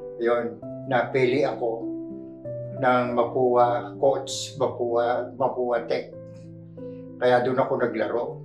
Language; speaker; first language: Filipino; native; Filipino